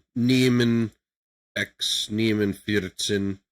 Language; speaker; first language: German; non-native, learner; English